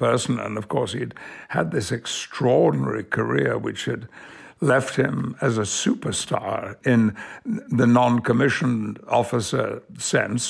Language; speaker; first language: English; native; English